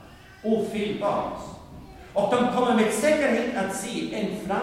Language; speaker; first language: Swedish; non-native, fluent; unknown